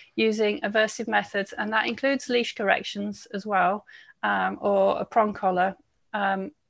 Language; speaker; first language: English; native; English